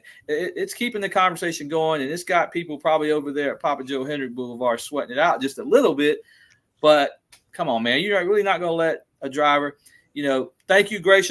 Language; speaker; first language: English; native; English